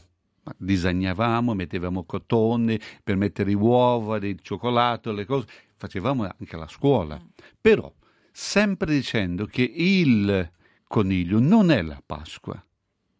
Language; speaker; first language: Italian; non-native, fluent; Portuguese